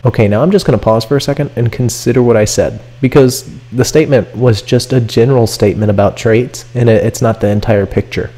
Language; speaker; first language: English; native; English